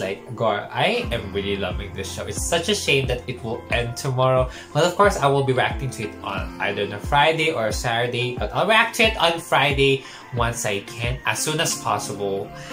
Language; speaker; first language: English; non-native, local second language; Filipino